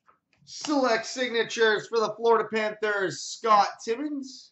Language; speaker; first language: English; native; English